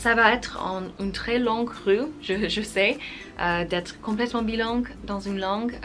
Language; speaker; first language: French; non-native, fluent; English